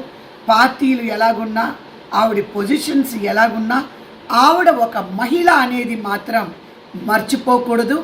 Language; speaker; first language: Telugu; native; Telugu